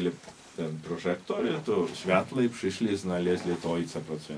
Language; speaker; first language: Polish; non-native, local second language; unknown